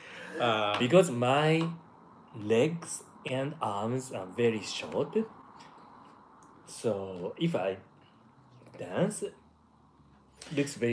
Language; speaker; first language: English; non-native, fluent; Japanese